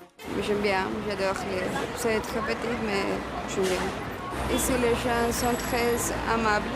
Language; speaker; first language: French; non-native, learner; Spanish